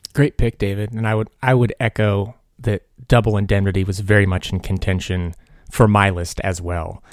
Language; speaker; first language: English; early bilingual, other home language; Hungarian